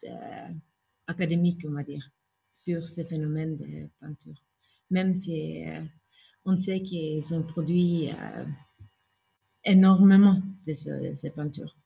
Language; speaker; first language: French; non-native, fluent; Norwegian